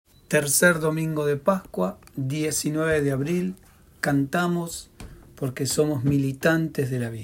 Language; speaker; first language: Spanish; native; Spanish